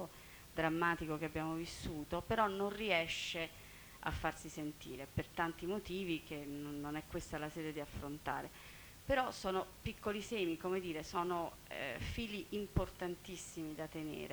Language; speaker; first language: Italian; native; Italian